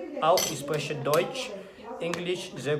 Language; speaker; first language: German; non-native, learner; Yoruba